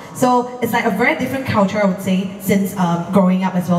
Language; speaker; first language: English; non-native, local second language; Cantonese